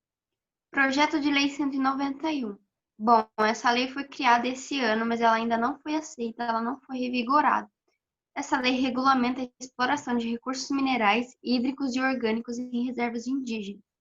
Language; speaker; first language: Portuguese; native; Portuguese